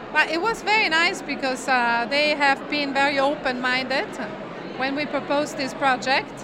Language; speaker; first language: English; non-native, fluent; Italian